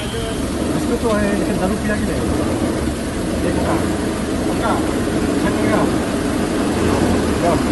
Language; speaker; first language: Hindi; non-native, local second language; Khasi